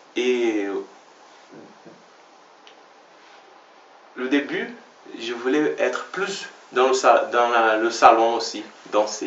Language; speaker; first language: French; non-native, fluent; Portuguese